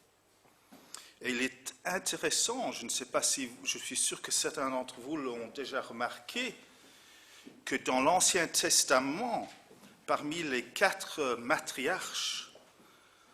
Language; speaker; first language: French; non-native, fluent; English